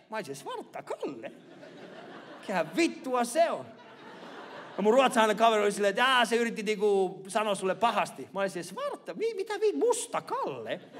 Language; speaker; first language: Finnish; early bilingual, other home language; Persian